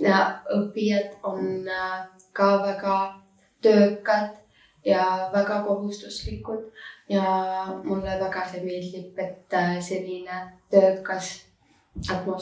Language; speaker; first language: Estonian; non-native, local second language; Russian